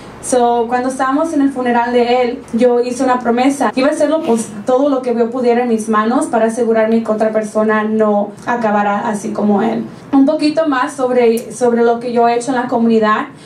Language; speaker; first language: Spanish; early bilingual, heritage; Spanish